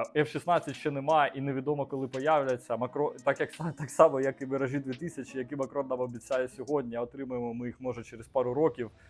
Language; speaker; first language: Ukrainian; non-native, local second language; Russian